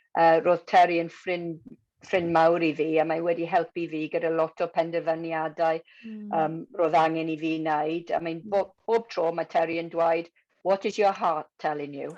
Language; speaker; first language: Welsh; non-native, local second language; English